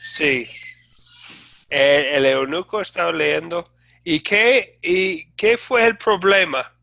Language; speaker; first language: Spanish; non-native, fluent; English